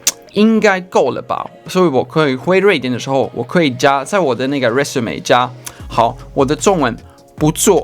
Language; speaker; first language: Chinese; non-native, fluent; Swedish